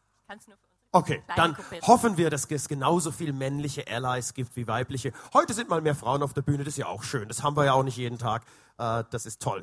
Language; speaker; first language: German; native; German